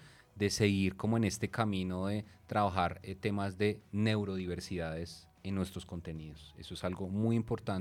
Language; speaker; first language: Spanish; native; Spanish